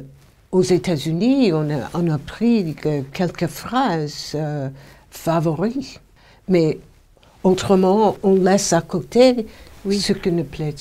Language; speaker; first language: French; non-native, fluent; English